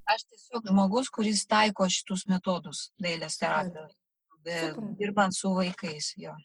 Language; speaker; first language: Lithuanian; non-native, local second language; Russian